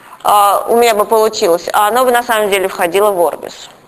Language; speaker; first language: Russian; native; Russian